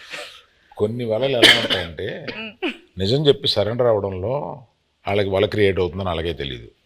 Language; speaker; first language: Telugu; native; Telugu